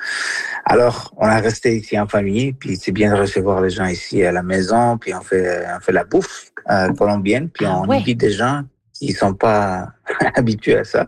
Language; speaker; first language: French; non-native, fluent; Spanish